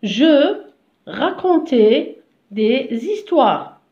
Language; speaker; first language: French; non-native, local second language; Arabic